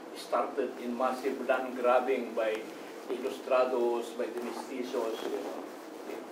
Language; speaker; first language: English; non-native, local second language; Iloko